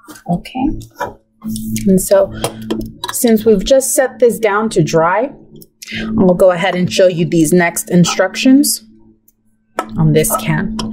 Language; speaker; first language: English; early bilingual, other home language; Spanish